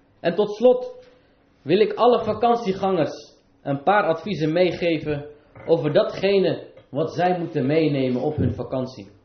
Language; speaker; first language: Dutch; early bilingual, other home language; Arabic